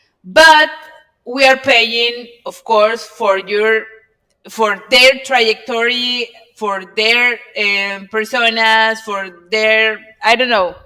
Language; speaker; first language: English; non-native, learner; Spanish